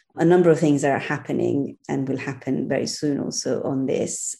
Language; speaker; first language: English; non-native, fluent; Italian